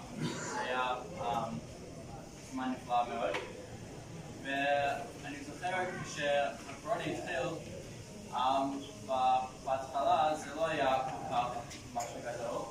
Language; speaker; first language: Hebrew; non-native, fluent; English